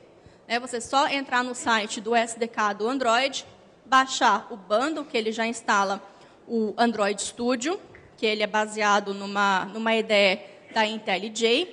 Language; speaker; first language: Portuguese; native; Portuguese